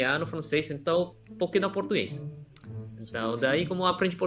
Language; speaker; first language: Portuguese; non-native, learner; Indonesian